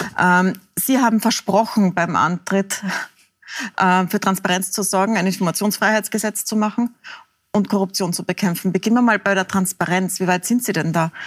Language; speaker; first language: German; native; German